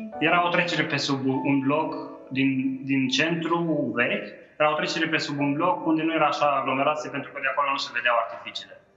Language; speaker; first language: Romanian; native; Romanian